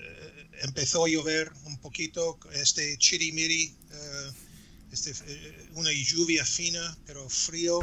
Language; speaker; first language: Spanish; non-native, fluent; English